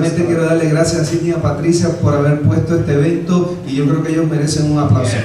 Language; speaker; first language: Spanish; native; Spanish